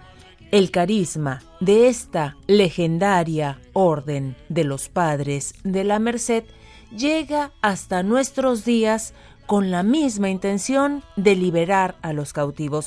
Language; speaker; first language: Spanish; native; Spanish